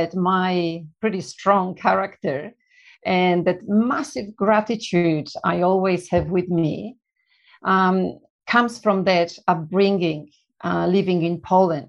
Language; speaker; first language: English; non-native, fluent; Polish